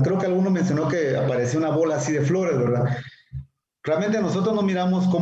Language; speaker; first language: Spanish; native; Spanish